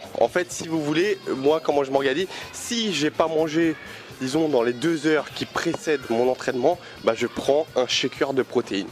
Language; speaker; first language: French; native; French